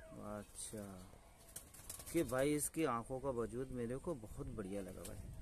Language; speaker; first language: Hindi; non-native, local second language; Bangla